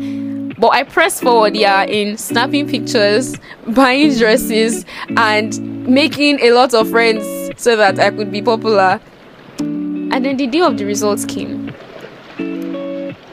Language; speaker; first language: English; non-native, local second language; Yoruba